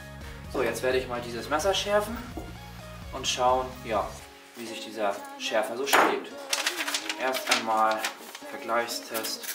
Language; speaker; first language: German; native; German